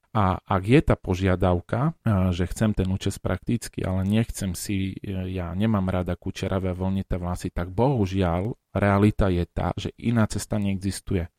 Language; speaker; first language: Slovak; native; Slovak